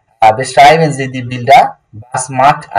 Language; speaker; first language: German; non-native, learner; Bangla